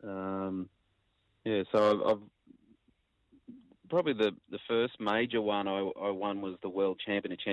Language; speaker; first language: English; native; English